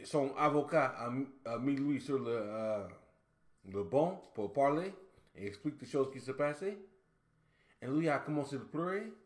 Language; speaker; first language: French; non-native, learner; English